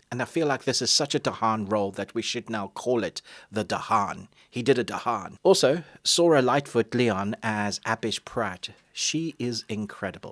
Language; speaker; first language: English; native; English